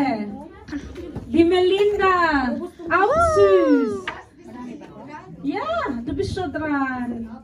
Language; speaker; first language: German; non-native, fluent; Filipino